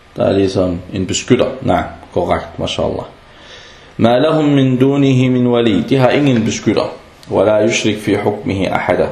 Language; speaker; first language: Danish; non-native, fluent; Arabic